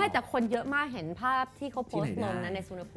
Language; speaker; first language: Thai; native; Thai